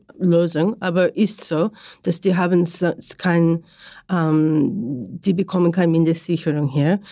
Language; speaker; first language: German; non-native, learner; Ukrainian